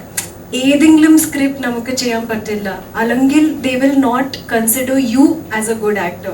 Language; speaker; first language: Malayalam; non-native, learner; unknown